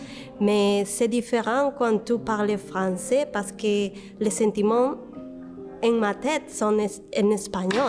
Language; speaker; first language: French; non-native, learner; Spanish